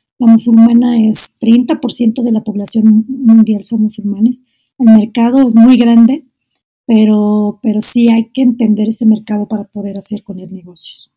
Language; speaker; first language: Spanish; non-native, fluent; Arabic